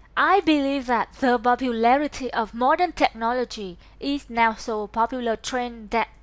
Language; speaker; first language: English; non-native, learner; Vietnamese